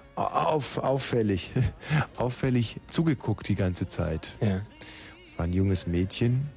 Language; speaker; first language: German; native; German